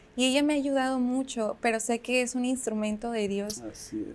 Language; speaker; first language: Spanish; native; Spanish